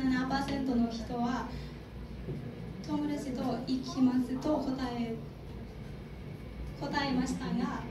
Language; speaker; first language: Japanese; non-native, learner; Thai